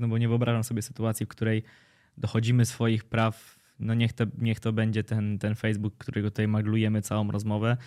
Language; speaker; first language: Polish; native; Polish